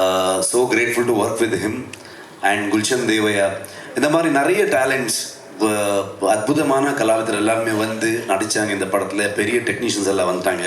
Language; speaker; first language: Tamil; non-native, local second language; Kannada